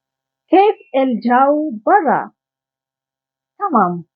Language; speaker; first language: Arabic; non-native, learner; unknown